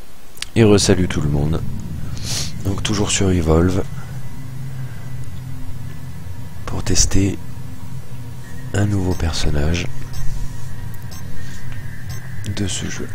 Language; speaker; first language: French; native; French